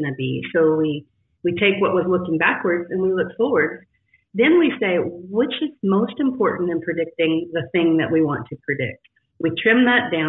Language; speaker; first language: English; native; English